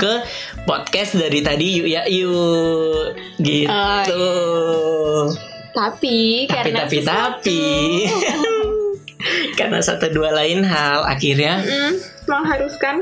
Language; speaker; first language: Indonesian; native; Indonesian